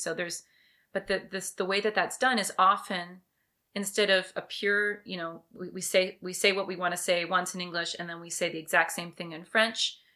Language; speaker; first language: English; early bilingual, other home language; French